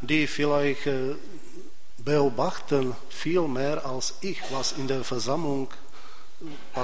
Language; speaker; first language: German; non-native, fluent; Czech